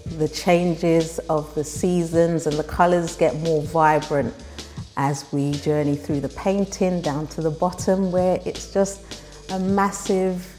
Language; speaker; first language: English; native; English